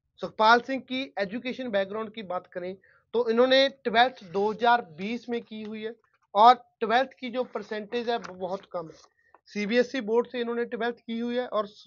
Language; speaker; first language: Hindi; non-native, local second language; Punjabi